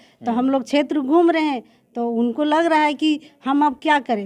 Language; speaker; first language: Hindi; native; Hindi